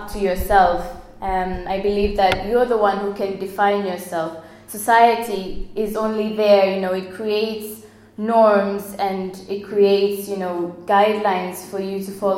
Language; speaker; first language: English; non-native, local second language; Swahili